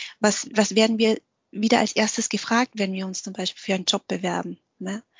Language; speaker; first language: German; early bilingual, other home language; Vietnamese